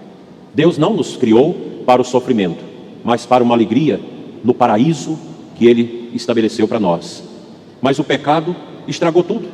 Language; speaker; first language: Portuguese; native; Portuguese